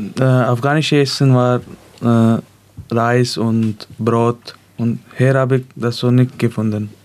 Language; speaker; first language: German; non-native, learner; Persian